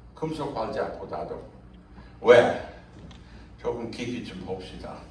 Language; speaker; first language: Korean; non-native, fluent; English